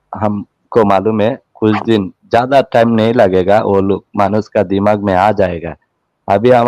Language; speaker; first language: Hindi; non-native, learner; Bangla